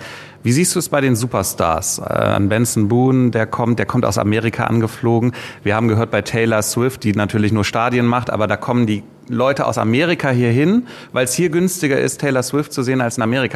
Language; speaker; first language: German; native; German